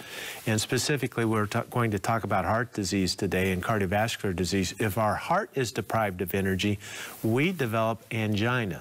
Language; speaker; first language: English; native; English